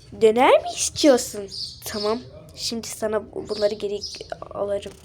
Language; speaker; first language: Turkish; early bilingual, other home language; Arabic